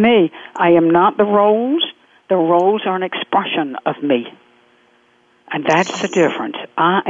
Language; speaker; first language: English; native; English